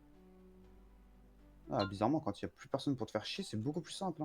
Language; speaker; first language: French; native; French